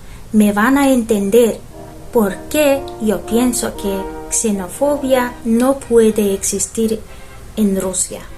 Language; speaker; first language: Spanish; non-native, fluent; Russian